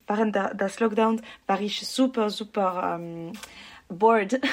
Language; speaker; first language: German; non-native, local second language; French